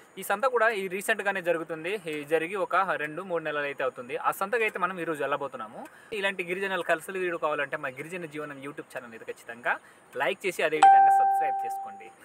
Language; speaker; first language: Telugu; non-native, local second language; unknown